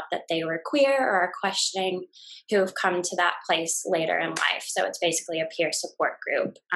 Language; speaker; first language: English; native; English